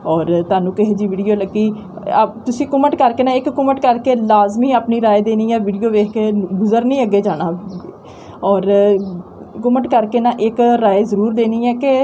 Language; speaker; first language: Punjabi; native; Punjabi